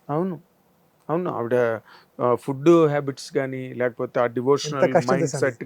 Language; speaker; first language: Telugu; native; Telugu